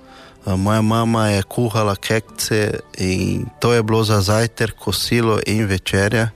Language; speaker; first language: Slovenian; non-native, fluent; Portuguese